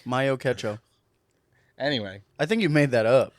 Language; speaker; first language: English; native; English